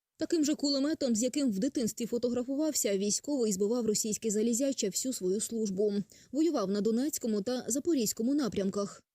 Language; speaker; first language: Ukrainian; native; Ukrainian